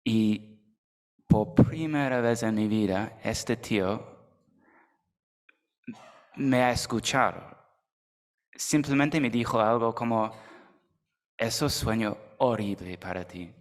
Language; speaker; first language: Spanish; non-native, fluent; English